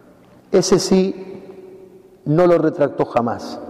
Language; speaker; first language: Spanish; native; Spanish